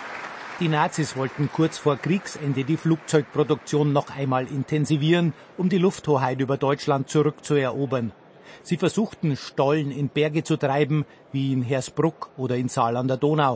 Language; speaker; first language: German; native; German